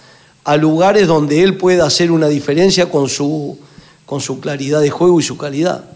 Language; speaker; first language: Spanish; native; Spanish